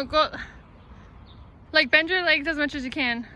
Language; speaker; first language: English; native; English